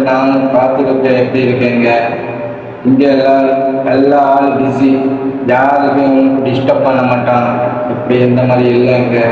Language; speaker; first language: Tamil; non-native, local second language; Hindi